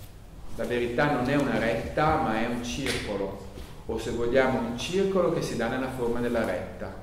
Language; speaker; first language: Italian; native; Italian